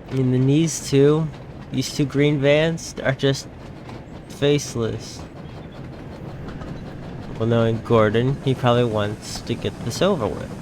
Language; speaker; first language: English; native; English